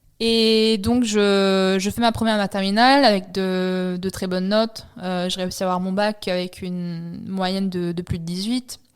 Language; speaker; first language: French; early bilingual, other home language; Italian